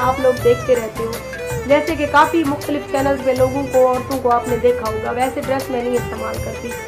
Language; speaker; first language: Urdu; native; Urdu